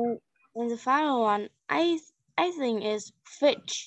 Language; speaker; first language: English; non-native, learner; Vietnamese